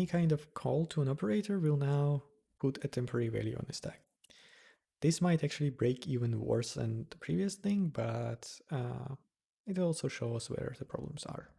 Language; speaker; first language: English; non-native, fluent; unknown